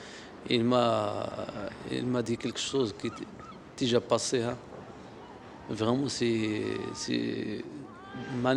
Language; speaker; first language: French; non-native, learner; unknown